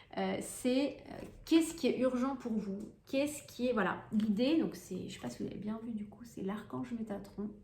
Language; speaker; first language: French; native; French